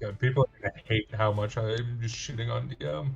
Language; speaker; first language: English; native; English